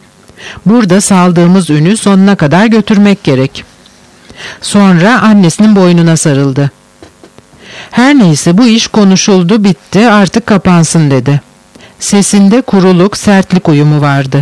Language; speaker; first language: Turkish; native; Turkish